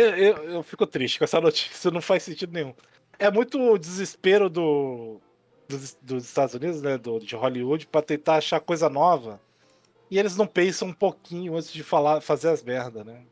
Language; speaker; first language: Portuguese; native; Portuguese